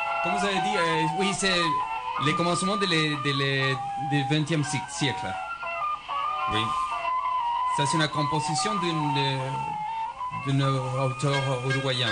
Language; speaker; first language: French; non-native, fluent; Spanish